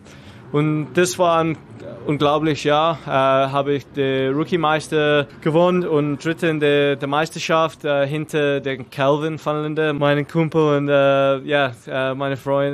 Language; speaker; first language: German; non-native, learner; English